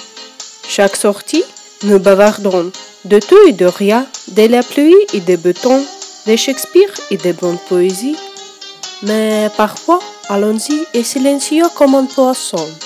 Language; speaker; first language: French; non-native, learner; Russian